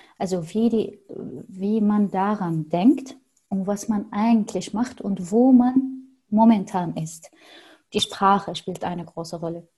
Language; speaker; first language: German; non-native, fluent; Arabic